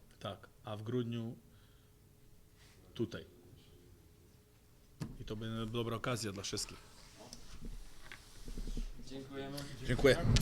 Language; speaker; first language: Polish; non-native, fluent; Croatian